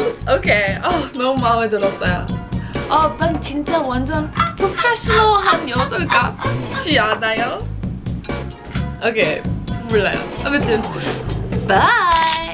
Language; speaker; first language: Korean; non-native, fluent; English